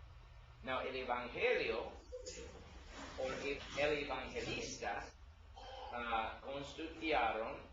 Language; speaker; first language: Spanish; non-native, learner; English